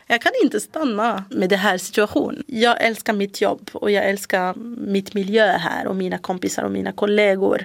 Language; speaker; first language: Swedish; non-native, learner; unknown